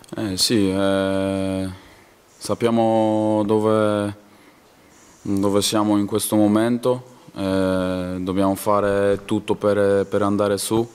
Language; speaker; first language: Italian; non-native, learner; Polish